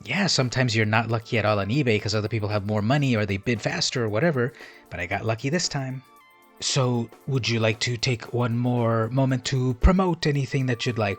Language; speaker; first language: English; native; English